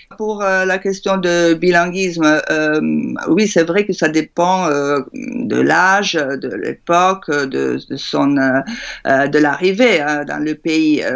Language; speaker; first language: French; non-native, fluent; Italian